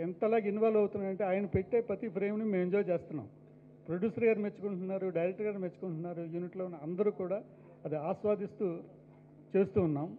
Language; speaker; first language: Telugu; native; Telugu